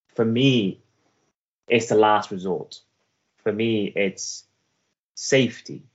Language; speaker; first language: English; early bilingual, other home language; Persian